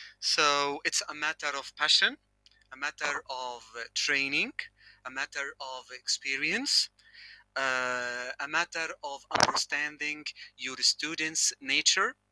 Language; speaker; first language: English; non-native, fluent; Arabic